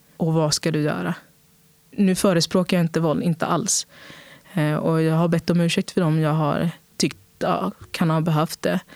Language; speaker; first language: Swedish; early bilingual, other home language; Portuguese